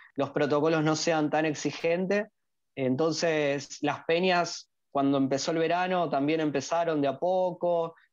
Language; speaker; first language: Spanish; native; Spanish